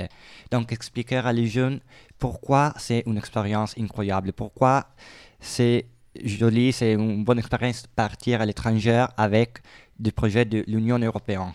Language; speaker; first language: French; non-native, fluent; Italian